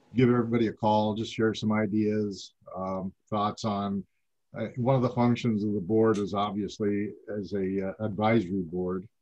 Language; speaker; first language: English; native; English